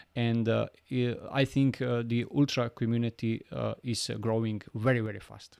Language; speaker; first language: English; non-native, learner; Bosnian